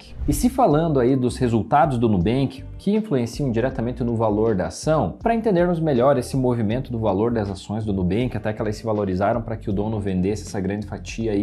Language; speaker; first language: Portuguese; native; Portuguese